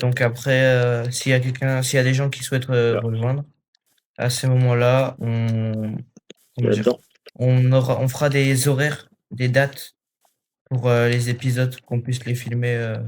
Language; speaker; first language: French; native; French